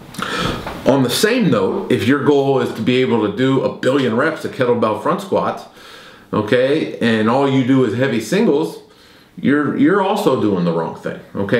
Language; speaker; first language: English; native; English